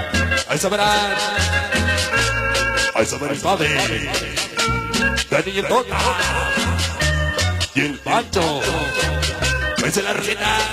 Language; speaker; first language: Spanish; native; Spanish